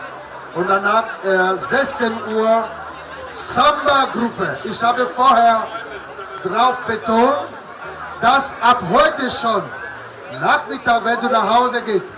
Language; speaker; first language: German; non-native, learner; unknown